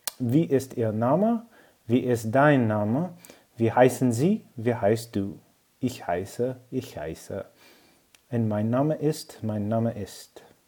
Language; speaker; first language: German; non-native, learner; English